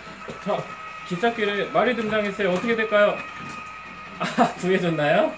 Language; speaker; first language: Korean; native; Korean